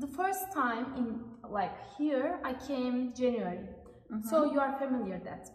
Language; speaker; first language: English; non-native, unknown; Turkish